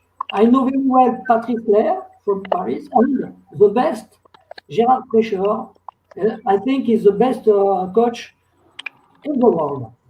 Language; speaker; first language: English; non-native, learner; French